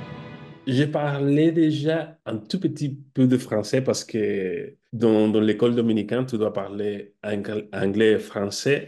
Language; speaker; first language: French; non-native, fluent; Spanish